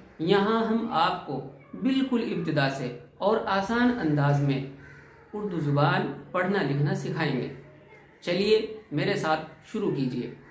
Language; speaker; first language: Urdu; native; Urdu